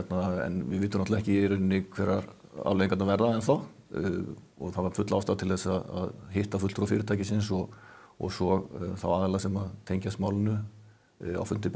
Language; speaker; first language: Icelandic; native; Icelandic